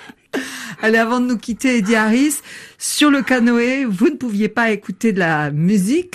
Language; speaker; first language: French; native; French